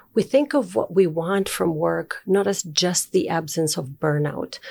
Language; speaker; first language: English; non-native, fluent; Spanish